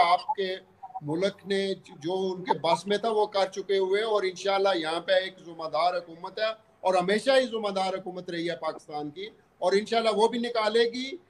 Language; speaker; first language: Urdu; non-native, local second language; Punjabi